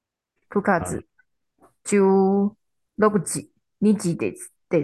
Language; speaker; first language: Japanese; non-native, learner; Chinese